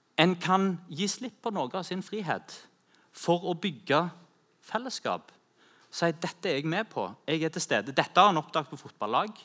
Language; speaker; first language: Norwegian; native; Norwegian